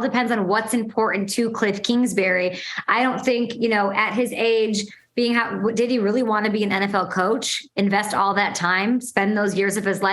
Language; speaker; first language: English; native; English